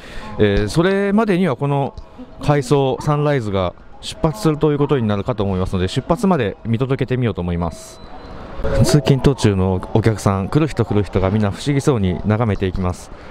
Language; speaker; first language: Japanese; native; Japanese